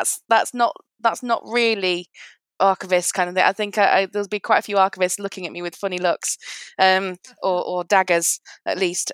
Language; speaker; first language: English; native; English